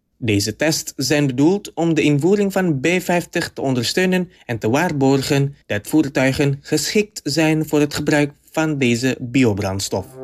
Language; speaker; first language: Dutch; non-native, fluent; Indonesian